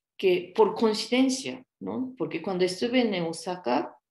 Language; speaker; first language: Spanish; non-native, fluent; Japanese